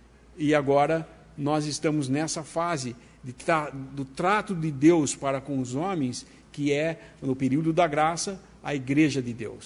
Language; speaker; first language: Portuguese; native; Portuguese